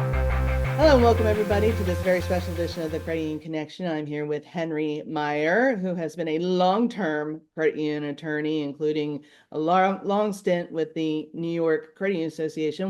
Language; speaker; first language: English; native; English